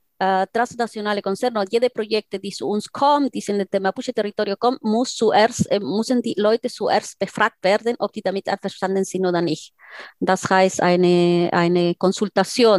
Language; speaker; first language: German; non-native, fluent; Spanish